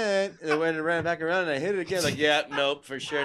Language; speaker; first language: English; early bilingual, other home language; Spanish